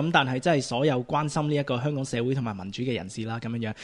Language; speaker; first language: Cantonese; early bilingual, heritage; Cantonese